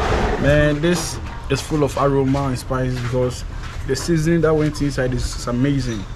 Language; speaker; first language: English; native; English